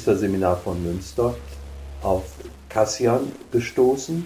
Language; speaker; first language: German; native; German